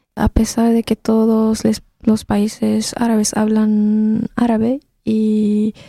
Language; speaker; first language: Spanish; non-native, fluent; Arabic